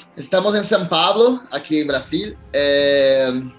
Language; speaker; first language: Spanish; non-native, learner; Portuguese